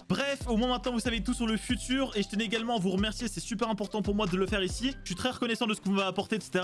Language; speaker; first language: French; native; French